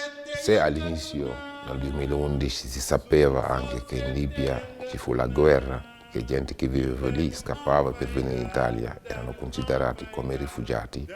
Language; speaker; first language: Italian; non-native, fluent; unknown